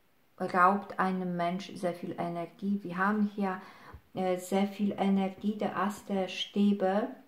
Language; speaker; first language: German; non-native, fluent; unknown